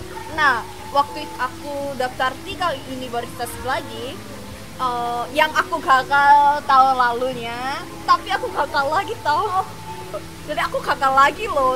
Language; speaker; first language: Indonesian; non-native, fluent; Korean